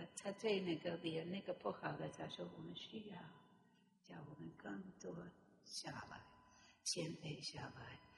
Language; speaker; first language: Chinese; non-native, fluent; English